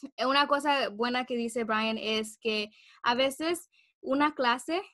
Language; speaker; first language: Spanish; early bilingual, heritage; Spanish